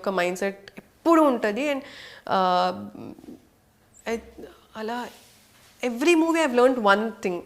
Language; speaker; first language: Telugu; non-native, fluent; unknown